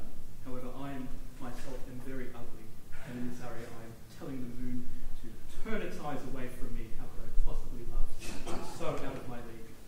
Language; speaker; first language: English; native; English